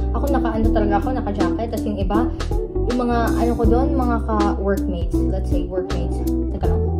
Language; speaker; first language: Filipino; non-native, local second language; Cebuano